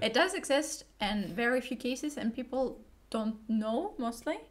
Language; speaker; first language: English; non-native, fluent; Greek